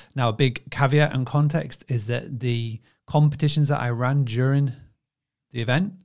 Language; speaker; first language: English; native; English